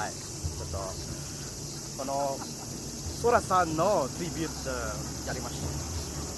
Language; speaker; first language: Japanese; non-native, learner; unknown